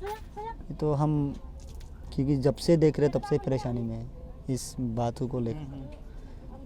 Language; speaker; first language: Hindi; non-native, fluent; Rohingya